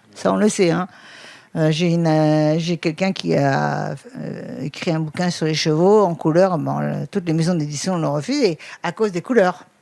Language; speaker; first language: French; native; French